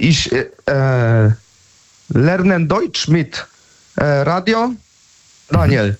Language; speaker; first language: German; non-native, learner; Polish